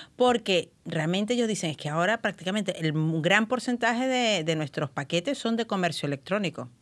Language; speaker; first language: Spanish; native; Spanish